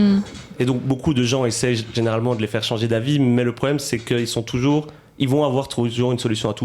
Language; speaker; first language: French; native; French